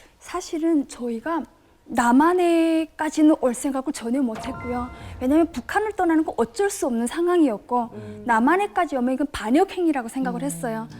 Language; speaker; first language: Korean; native; Korean